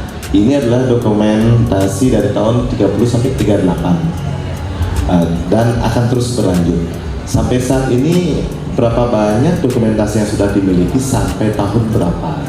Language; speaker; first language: Indonesian; native; Indonesian